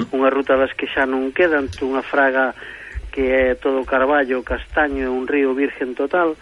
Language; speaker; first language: Galician; native; Galician